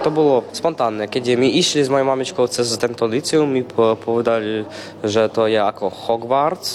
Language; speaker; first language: Slovak; non-native, learner; Russian